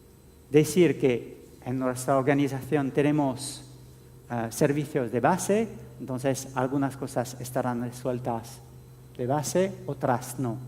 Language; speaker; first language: Spanish; non-native, fluent; French